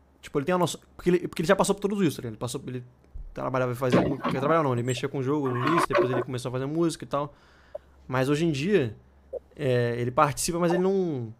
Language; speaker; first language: Portuguese; native; Portuguese